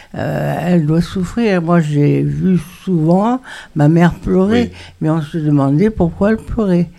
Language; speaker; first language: French; native; French